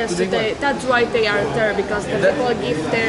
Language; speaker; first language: English; non-native, learner; Spanish